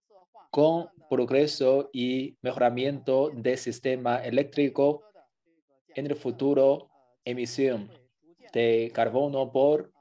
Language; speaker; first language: Spanish; non-native, fluent; Chinese